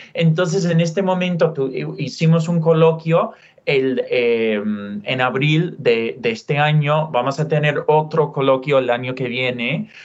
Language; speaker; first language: Spanish; non-native, fluent; English